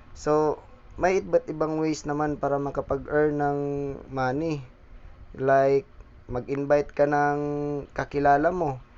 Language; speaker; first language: Filipino; non-native, local second language; Cebuano